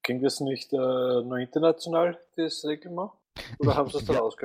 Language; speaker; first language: German; native; German